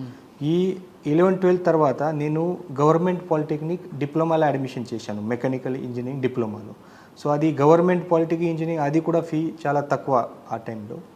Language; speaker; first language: Telugu; non-native, fluent; Marathi